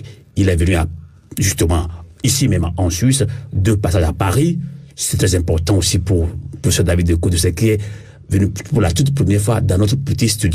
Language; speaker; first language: French; non-native, local second language; Ewe